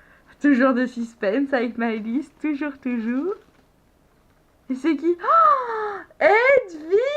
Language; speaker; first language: French; native; French